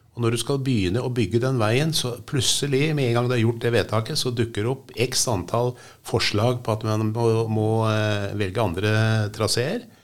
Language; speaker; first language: Norwegian; native; Norwegian